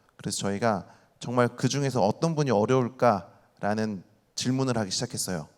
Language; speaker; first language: Korean; native; Korean